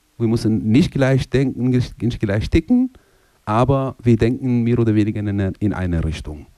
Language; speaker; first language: German; non-native, fluent; Arabic